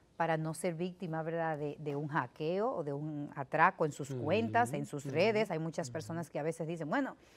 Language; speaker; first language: Spanish; native; Spanish